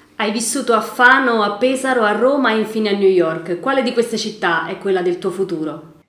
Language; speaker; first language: Italian; native; Italian